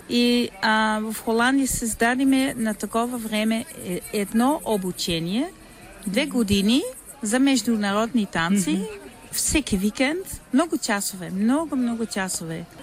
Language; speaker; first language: Bulgarian; non-native, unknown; Dutch